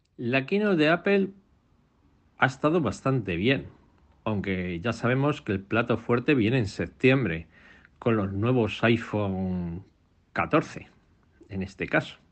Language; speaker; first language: Spanish; native; Spanish